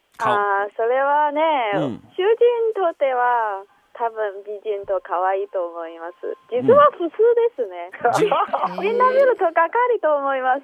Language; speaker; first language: Japanese; non-native, learner; Chinese